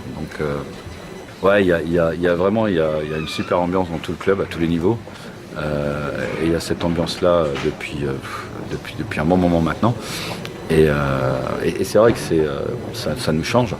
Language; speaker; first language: French; native; French